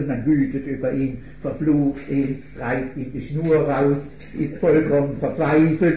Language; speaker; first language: German; native; German